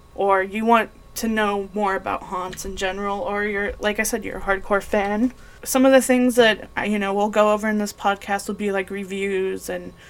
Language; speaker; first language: English; native; English